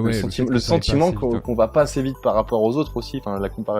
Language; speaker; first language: French; native; French